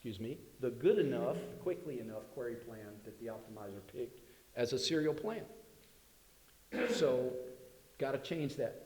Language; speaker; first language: English; native; English